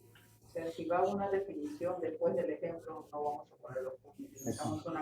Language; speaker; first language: Spanish; native; Spanish